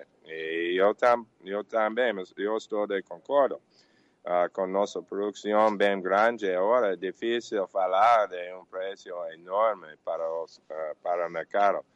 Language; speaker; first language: Portuguese; non-native, learner; English